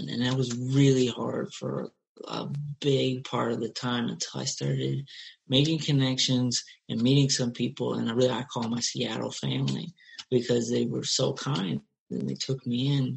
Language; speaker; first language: English; native; English